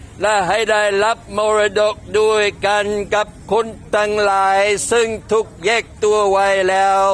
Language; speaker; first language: Thai; non-native, fluent; English